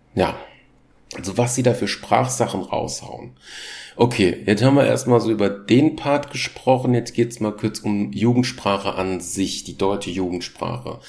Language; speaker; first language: German; native; German